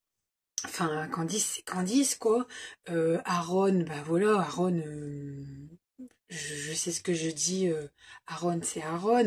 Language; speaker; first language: French; native; French